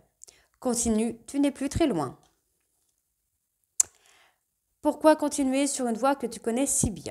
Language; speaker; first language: French; native; French